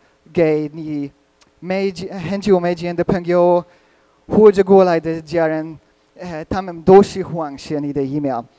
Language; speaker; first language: Chinese; non-native, learner; Hungarian